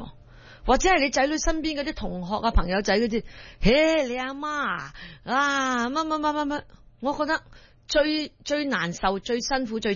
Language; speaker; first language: Cantonese; early bilingual, heritage; Cantonese